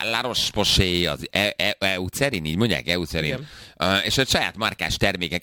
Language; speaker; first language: Hungarian; native; Hungarian